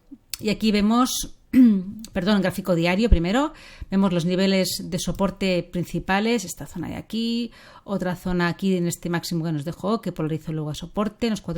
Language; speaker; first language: Spanish; native; Spanish